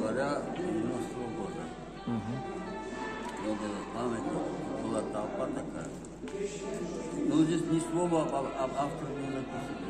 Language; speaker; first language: Russian; non-native, local second language; Tajik